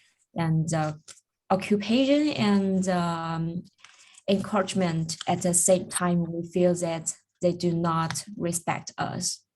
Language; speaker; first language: English; non-native, learner; Chinese